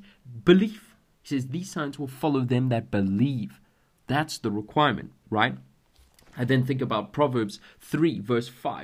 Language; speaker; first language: English; native; English